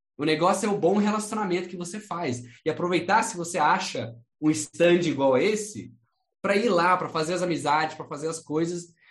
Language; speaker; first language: Portuguese; non-native, fluent; English